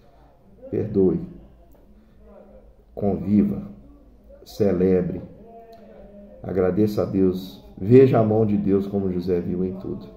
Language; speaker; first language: Portuguese; native; Portuguese